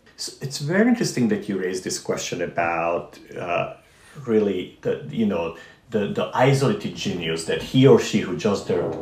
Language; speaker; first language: English; non-native, fluent; Romanian